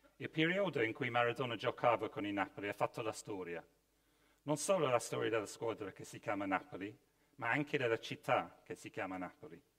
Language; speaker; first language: Italian; non-native, fluent; English